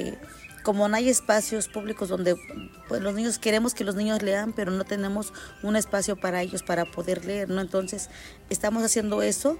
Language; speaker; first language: Spanish; native; Spanish